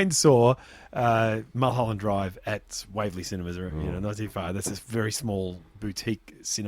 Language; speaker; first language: English; native; English